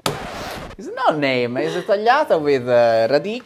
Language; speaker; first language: English; non-native, learner; Italian